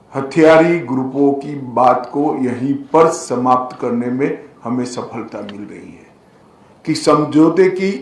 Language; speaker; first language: Hindi; non-native, local second language; Gujarati